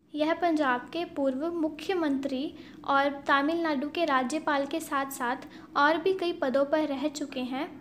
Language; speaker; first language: Hindi; native; Hindi